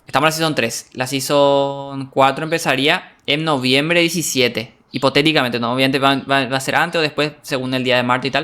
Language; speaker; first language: Spanish; native; Spanish